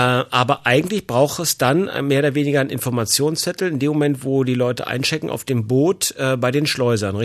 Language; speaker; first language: German; native; German